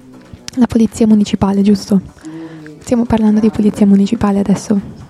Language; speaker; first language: Italian; native; Italian